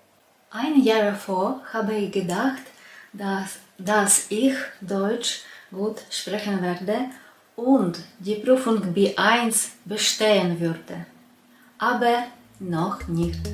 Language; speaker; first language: German; non-native, learner; Russian